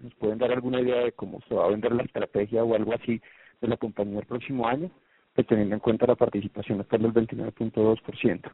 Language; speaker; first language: Spanish; native; Spanish